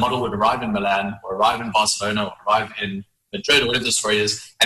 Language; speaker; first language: English; native; English